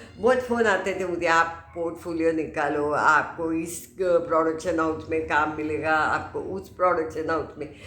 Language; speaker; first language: Hindi; non-native, local second language; Marathi